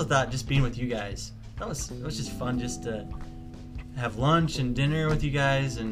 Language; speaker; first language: English; native; English